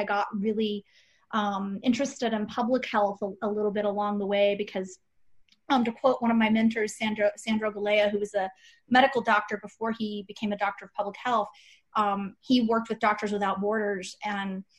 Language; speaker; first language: English; native; English